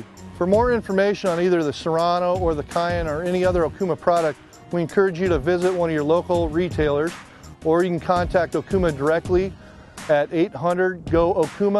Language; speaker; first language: English; native; English